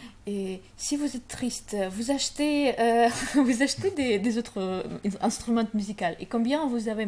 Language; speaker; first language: French; non-native, learner; Russian